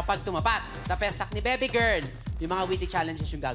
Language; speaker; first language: Filipino; native; Filipino